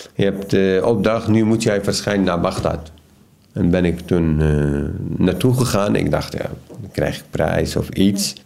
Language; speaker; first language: Dutch; non-native, fluent; Arabic